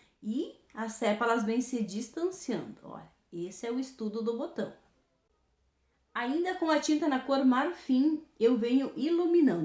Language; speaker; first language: Portuguese; native; Portuguese